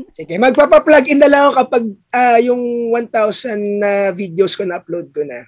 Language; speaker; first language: Filipino; native; Filipino